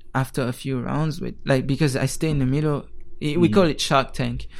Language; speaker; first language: English; non-native, fluent; French